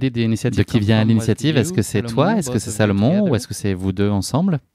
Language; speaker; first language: French; native; French